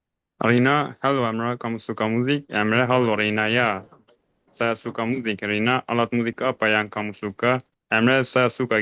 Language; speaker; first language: Indonesian; non-native, learner; Turkish